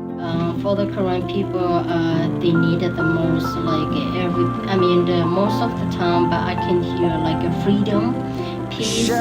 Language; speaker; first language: English; non-native, learner; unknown